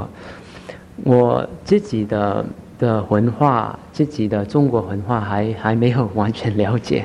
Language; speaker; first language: Chinese; early bilingual, heritage; Chinese